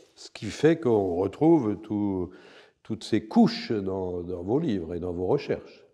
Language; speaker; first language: French; native; French